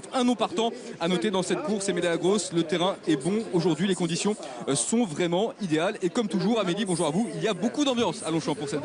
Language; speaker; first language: French; native; French